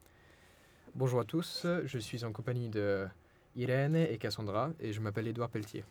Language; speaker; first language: French; non-native, fluent; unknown